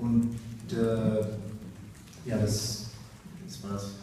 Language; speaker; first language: German; non-native, learner; Russian